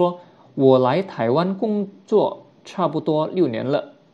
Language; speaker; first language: Chinese; non-native, fluent; Indonesian